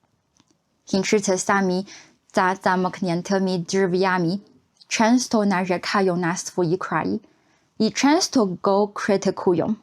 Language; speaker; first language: Polish; non-native, fluent; Chinese